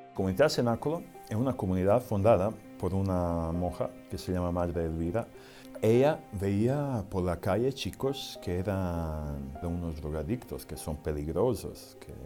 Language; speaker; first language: Spanish; non-native, fluent; Serbian